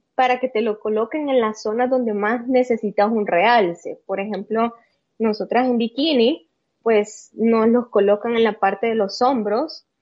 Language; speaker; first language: Spanish; native; Spanish